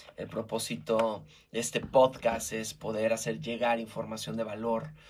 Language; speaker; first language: Spanish; native; Spanish